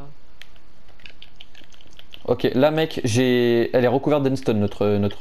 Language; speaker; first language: French; native; French